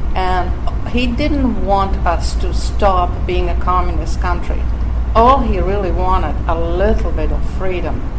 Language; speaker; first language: English; non-native, fluent; Slovak